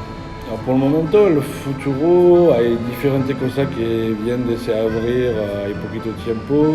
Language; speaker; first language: Spanish; non-native, learner; French